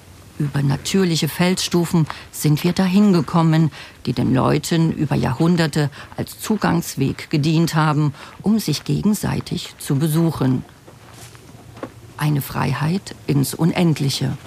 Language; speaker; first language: German; native; German